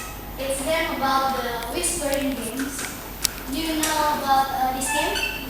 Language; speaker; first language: English; non-native, learner; Indonesian